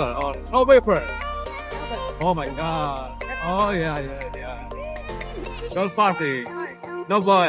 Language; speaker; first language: English; non-native, learner; Indonesian